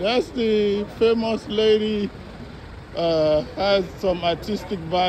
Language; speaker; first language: English; non-native, learner; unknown